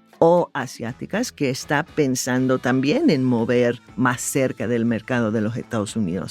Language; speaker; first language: Spanish; non-native, fluent; English